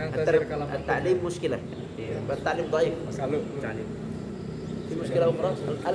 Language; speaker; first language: Arabic; non-native, fluent; Indonesian